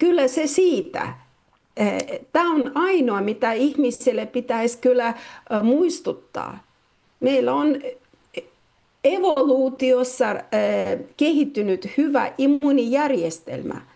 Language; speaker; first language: Finnish; non-native, fluent; Russian